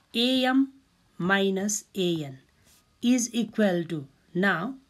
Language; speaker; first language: English; non-native, local second language; Nepali